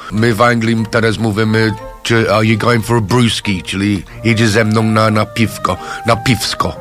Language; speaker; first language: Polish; non-native, fluent; English